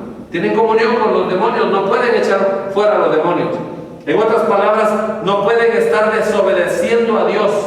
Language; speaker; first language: Spanish; native; Spanish